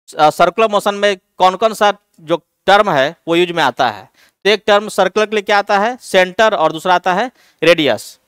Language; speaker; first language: Hindi; native; Hindi